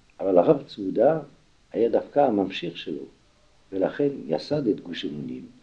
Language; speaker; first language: Hebrew; non-native, fluent; French